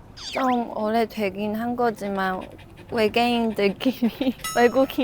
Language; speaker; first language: Korean; non-native, fluent; Chinese